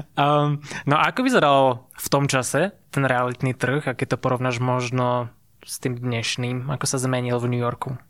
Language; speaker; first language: Slovak; native; Slovak